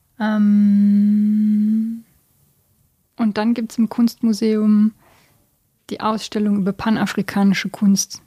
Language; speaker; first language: German; early bilingual, other home language; Bosnian